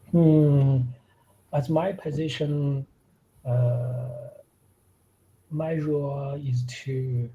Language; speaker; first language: English; non-native, learner; Chinese